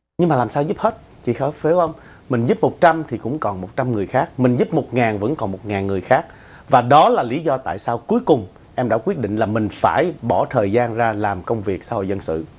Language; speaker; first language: Vietnamese; early bilingual, other home language; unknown